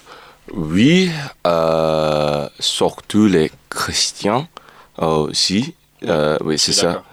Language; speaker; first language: French; non-native, learner; English